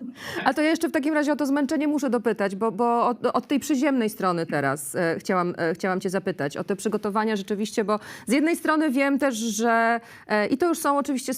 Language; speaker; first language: Polish; native; Polish